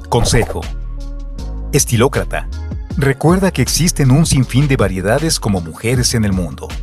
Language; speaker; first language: Spanish; native; Spanish